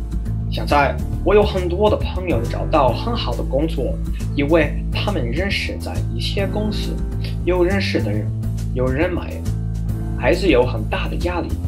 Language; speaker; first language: Chinese; non-native, learner; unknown